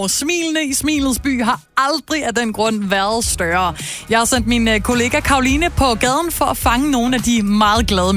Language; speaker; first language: Danish; native; Danish